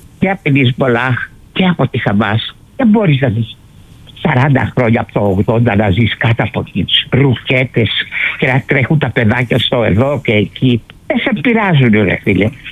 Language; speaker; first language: Greek; early bilingual, heritage; Greek